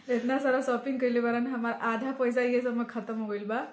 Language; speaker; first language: Hindi; native; Hindi